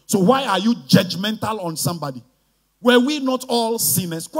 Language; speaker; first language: English; non-native, local second language; Ga